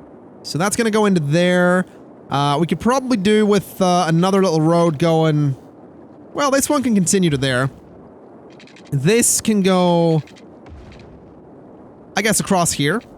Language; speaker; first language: English; native; English